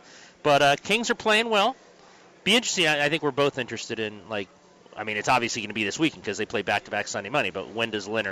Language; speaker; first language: English; native; English